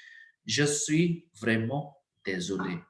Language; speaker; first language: French; non-native, learner; Hindi